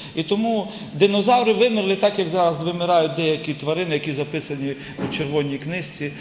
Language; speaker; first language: Ukrainian; native; Ukrainian